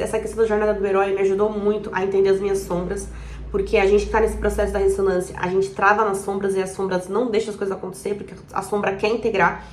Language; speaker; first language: Portuguese; native; Portuguese